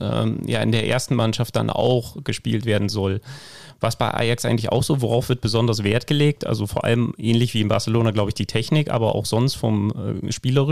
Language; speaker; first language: German; native; German